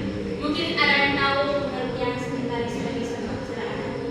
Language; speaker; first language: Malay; non-native, local second language; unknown